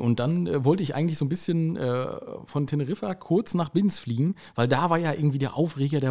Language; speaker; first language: German; native; German